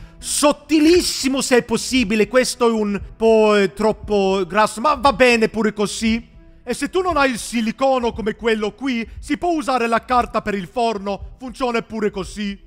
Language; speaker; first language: Italian; non-native, learner; Swedish